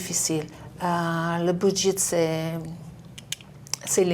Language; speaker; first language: French; non-native, learner; English